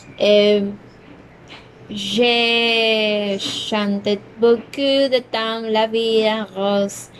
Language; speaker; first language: French; non-native, learner; Spanish